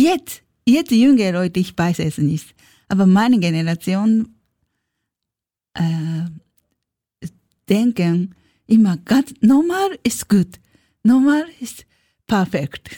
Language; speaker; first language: German; non-native, learner; Japanese